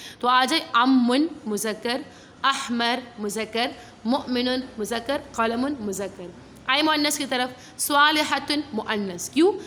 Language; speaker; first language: Urdu; non-native, local second language; Pashto